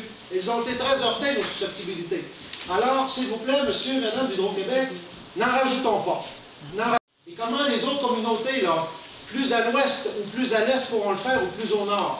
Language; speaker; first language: French; native; French